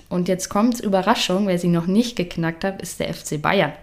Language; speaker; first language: German; native; German